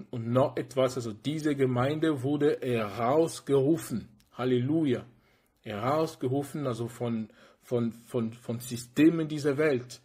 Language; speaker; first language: German; non-native, fluent; French